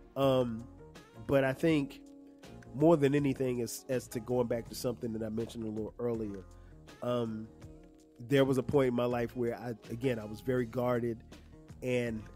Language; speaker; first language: English; native; English